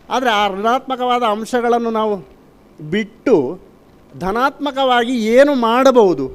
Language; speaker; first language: Kannada; non-native, local second language; Tulu